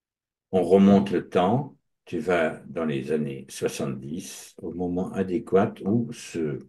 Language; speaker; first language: French; native; French